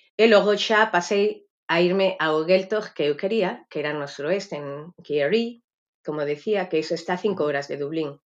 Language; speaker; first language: Galician; native; Galician